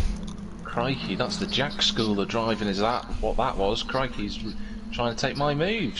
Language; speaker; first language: English; native; English